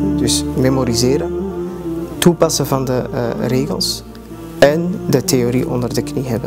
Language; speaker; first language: Dutch; early bilingual, other home language; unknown